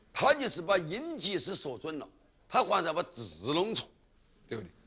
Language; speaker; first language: Chinese; native; Chinese